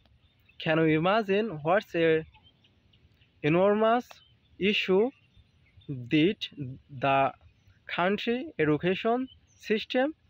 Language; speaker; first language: English; non-native, learner; Bangla